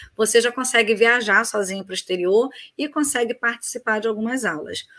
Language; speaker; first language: Portuguese; native; Portuguese